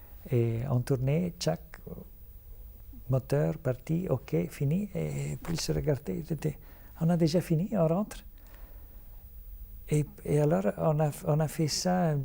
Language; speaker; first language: French; non-native, fluent; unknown